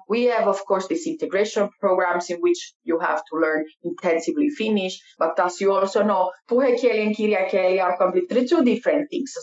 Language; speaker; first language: English; non-native, fluent; Italian